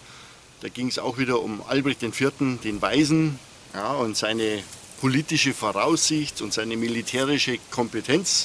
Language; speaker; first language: German; native; German